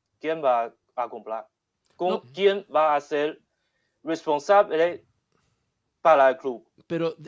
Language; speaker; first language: Spanish; non-native, learner; Chinese